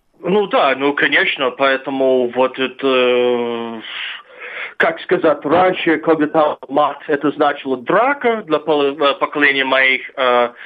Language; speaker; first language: Russian; non-native, fluent; English